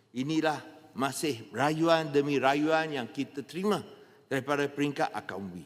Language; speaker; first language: Malay; non-native, local second language; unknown